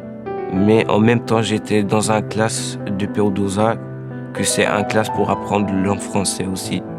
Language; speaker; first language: French; non-native, fluent; Albanian